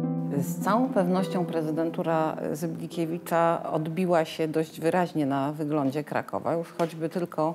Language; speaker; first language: Polish; native; Polish